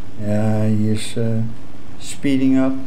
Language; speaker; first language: English; non-native, fluent; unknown